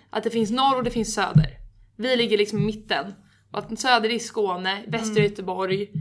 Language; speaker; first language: Swedish; native; Swedish